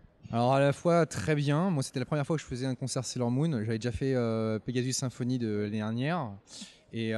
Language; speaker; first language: French; native; French